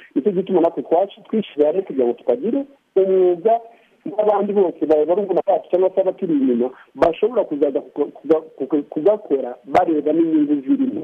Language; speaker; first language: Kinyarwanda; native; Kinyarwanda